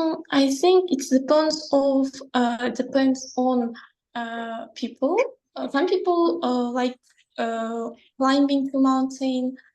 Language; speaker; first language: English; non-native, learner; Kazakh